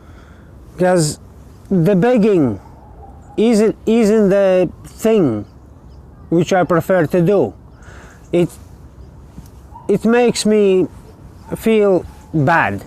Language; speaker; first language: English; non-native, learner; Latvian